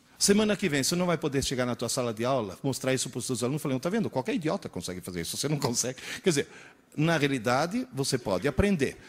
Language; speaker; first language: Portuguese; early bilingual, other home language; Italian